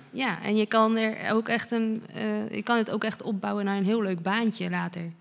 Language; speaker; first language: Dutch; non-native, fluent; Polish